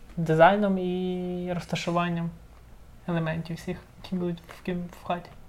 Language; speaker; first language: Ukrainian; native; Ukrainian